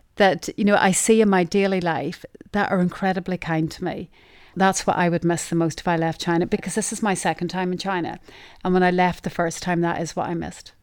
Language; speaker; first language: English; native; English